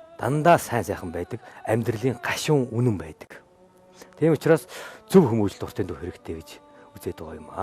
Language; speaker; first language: Mongolian; native; Mongolian